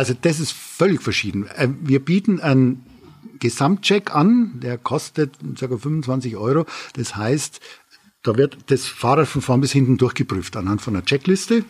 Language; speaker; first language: German; native; German